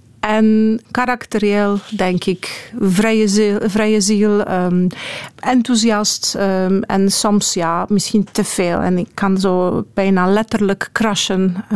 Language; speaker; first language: Dutch; non-native, fluent; Polish